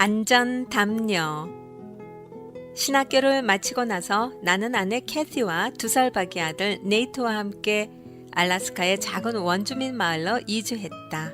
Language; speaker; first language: Korean; native; Korean